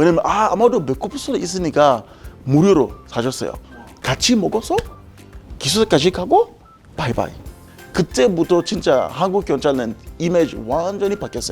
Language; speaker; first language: Korean; non-native, learner; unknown